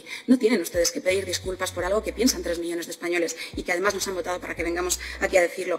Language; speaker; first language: Spanish; native; Spanish